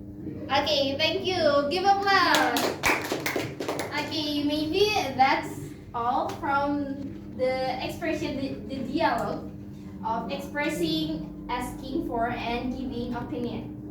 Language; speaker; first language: English; non-native, fluent; Indonesian